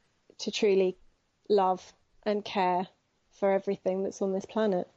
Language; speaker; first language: English; native; English